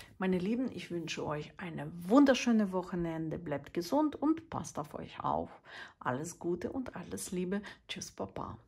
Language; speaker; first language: German; non-native, fluent; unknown